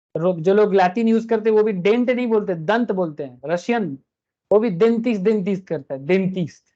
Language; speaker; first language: Hindi; non-native, local second language; Bangla